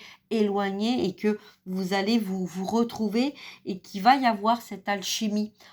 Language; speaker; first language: French; native; French